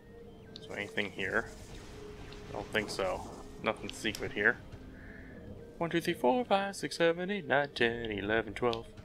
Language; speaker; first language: English; native; English